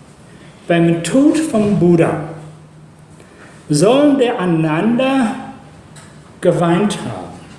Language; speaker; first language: German; non-native, fluent; Chinese